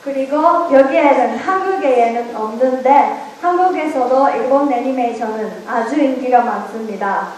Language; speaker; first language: Korean; non-native, learner; Japanese